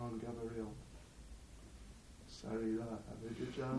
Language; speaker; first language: Russian; non-native, learner; English